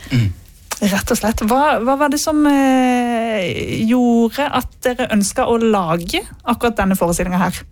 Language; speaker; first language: Norwegian; native; Norwegian